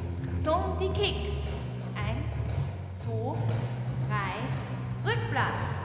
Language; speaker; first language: German; native; German